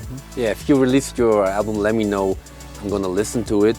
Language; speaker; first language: English; non-native, local second language; Mongolian